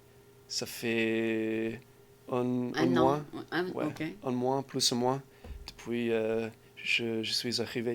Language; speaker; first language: French; non-native, learner; English